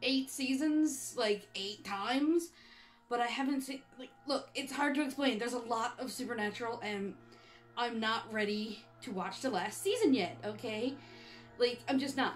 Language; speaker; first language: English; native; English